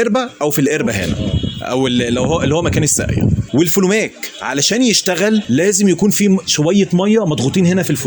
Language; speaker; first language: Arabic; native; Arabic